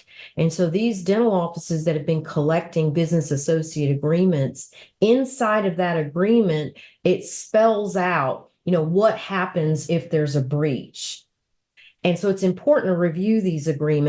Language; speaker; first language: English; native; English